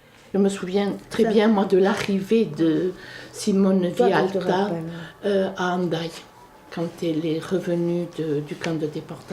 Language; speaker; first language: French; early bilingual, other home language; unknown